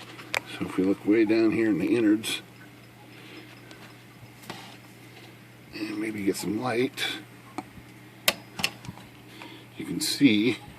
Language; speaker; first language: English; native; English